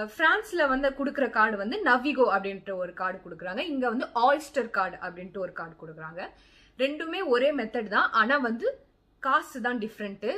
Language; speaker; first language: Tamil; early bilingual, heritage; Tamil